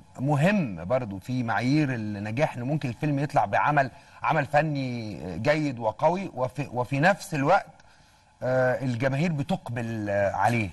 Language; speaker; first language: Egyptian Arabic; native; Egyptian Arabic